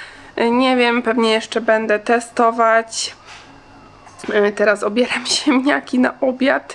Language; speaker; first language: Polish; native; Polish